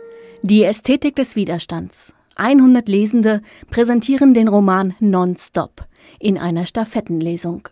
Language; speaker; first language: German; native; German